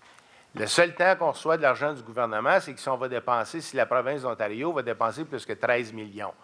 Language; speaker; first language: French; native; French